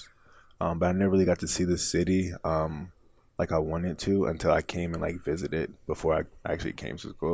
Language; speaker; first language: English; native; English